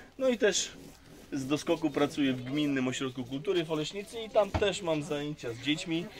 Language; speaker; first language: Polish; native; Polish